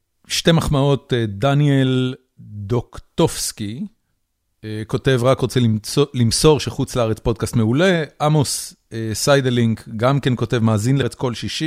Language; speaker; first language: Hebrew; native; Hebrew